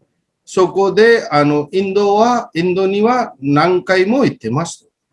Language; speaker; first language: Japanese; non-native, fluent; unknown